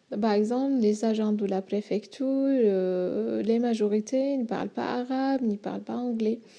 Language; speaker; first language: French; non-native, fluent; Arabic